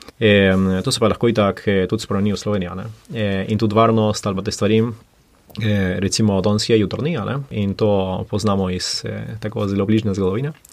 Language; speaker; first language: Slovenian; early bilingual, heritage; Slovenian